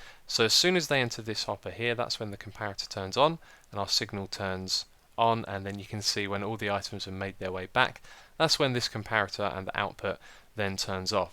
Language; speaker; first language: English; native; English